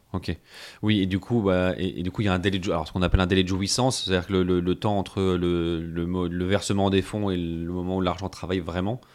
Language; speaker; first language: French; native; French